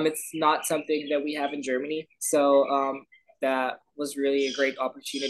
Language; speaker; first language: English; non-native, fluent; German